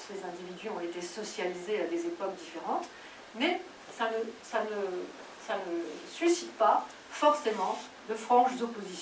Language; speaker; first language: French; native; French